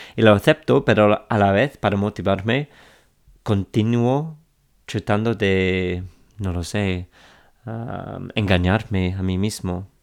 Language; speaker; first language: Spanish; non-native, fluent; English